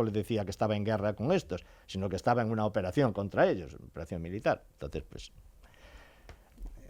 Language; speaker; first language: Spanish; native; Spanish